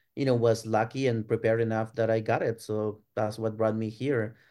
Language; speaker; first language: English; non-native, fluent; Spanish